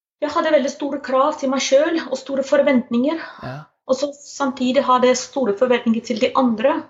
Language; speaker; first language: Norwegian; non-native, fluent; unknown